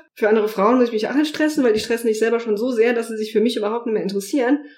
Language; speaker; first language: German; native; German